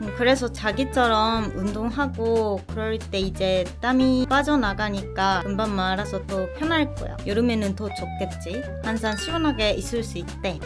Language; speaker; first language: Korean; non-native, fluent; Japanese